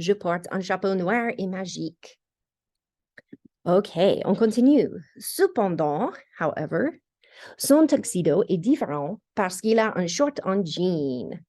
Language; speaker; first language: French; non-native, fluent; English